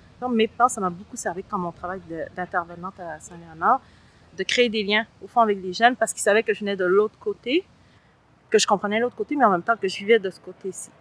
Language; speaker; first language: French; early bilingual, other home language; Spanish